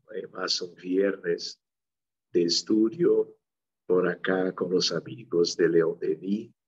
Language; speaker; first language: Spanish; non-native, local second language; Portuguese